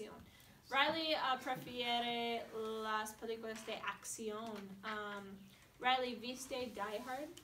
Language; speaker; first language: Spanish; non-native, fluent; English